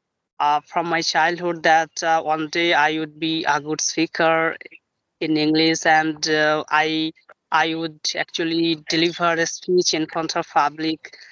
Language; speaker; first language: English; non-native, local second language; Bangla